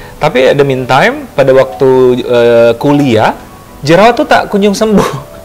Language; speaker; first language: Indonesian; native; Indonesian